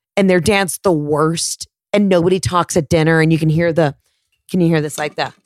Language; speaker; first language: English; native; English